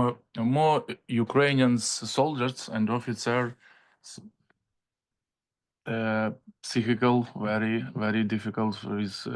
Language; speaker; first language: English; non-native, learner; Ukrainian